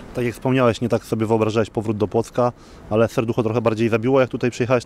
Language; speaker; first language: Polish; native; Polish